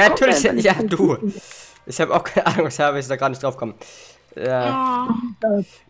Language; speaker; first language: German; native; German